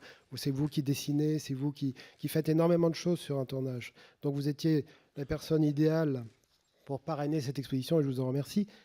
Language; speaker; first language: French; native; French